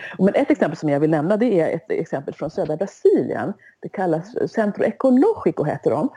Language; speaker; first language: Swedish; native; Swedish